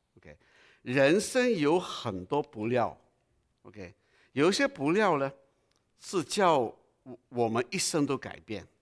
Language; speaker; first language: Chinese; non-native, local second language; Cantonese